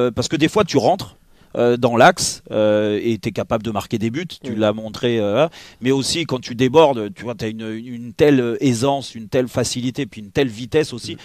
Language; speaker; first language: French; native; French